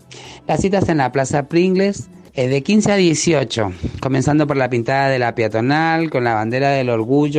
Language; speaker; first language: Spanish; native; Spanish